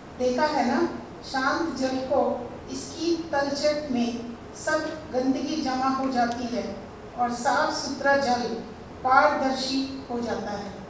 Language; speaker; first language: Hindi; non-native, local second language; Tamil